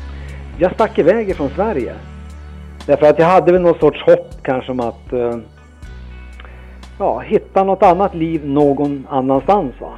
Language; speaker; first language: Swedish; native; Swedish